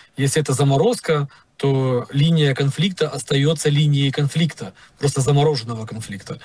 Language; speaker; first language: Russian; non-native, local second language; Ukrainian